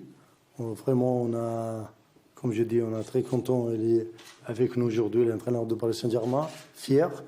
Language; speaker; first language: French; non-native, learner; Arabic